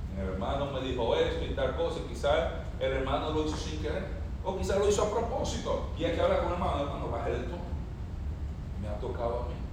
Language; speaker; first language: Spanish; native; Spanish